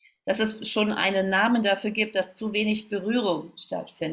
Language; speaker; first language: German; native; German